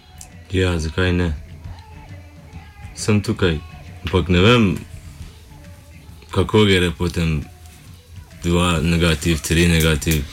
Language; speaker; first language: Slovenian; non-native, learner; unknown